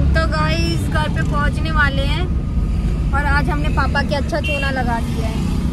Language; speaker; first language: Hindi; native; Hindi